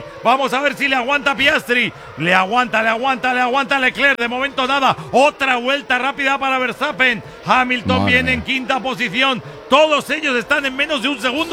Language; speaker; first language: Spanish; native; Spanish